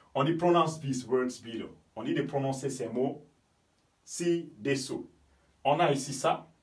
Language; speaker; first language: French; non-native, local second language; Fula